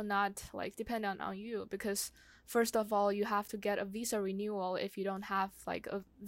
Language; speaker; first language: English; non-native, fluent; Chinese